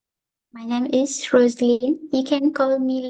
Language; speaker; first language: English; non-native, learner; Malay